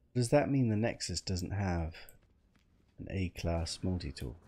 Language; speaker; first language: English; native; English